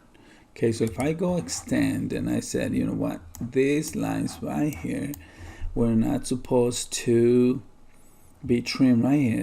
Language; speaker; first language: English; native; English